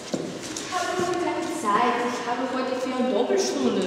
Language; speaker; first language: German; non-native, learner; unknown